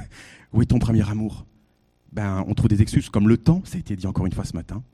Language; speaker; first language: French; native; French